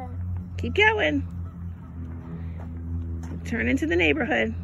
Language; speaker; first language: English; native; English